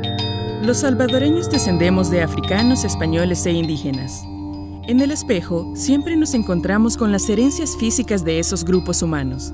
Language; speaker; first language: Spanish; native; Spanish